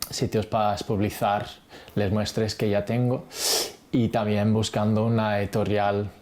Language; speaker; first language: Spanish; non-native, fluent; English